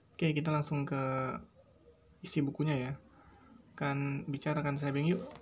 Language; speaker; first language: Indonesian; native; Indonesian